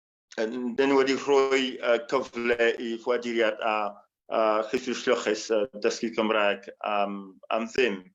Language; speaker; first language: Welsh; non-native, fluent; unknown